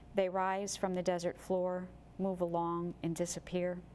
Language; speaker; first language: English; native; English